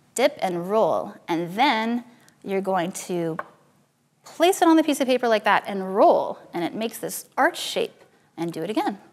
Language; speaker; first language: English; native; English